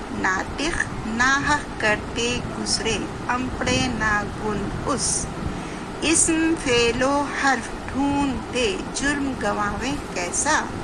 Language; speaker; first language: Urdu; native; Urdu